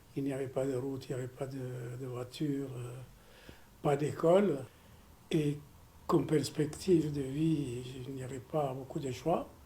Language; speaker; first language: French; non-native, fluent; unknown